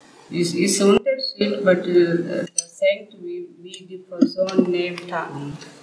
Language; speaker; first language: German; non-native, learner; Telugu